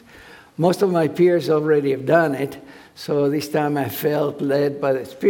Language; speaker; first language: English; non-native, fluent; Spanish